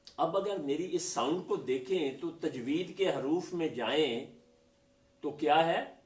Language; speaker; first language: Urdu; non-native, local second language; Punjabi